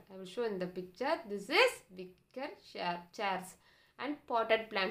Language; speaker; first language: English; non-native, local second language; Tamil